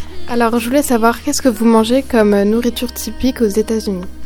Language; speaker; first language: French; native; French